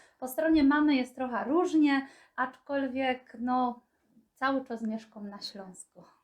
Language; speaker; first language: Polish; native; Polish